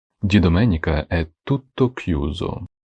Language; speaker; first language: Italian; non-native, fluent; Ukrainian